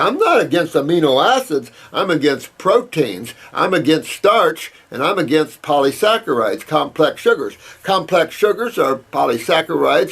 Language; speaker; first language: English; native; English